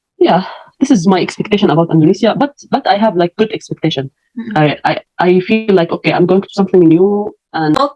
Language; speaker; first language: English; non-native, fluent; Arabic